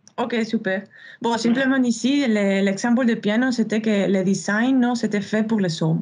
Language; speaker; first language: French; non-native, fluent; Spanish